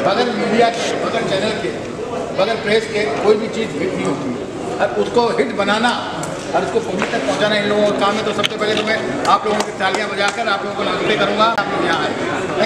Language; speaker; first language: Hindi; native; Hindi